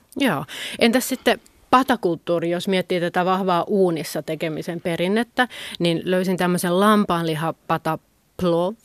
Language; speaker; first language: Finnish; native; Finnish